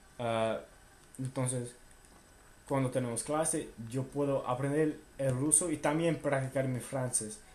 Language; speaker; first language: Spanish; non-native, learner; English